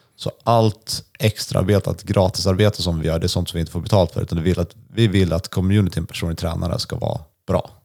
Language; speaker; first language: Swedish; native; Swedish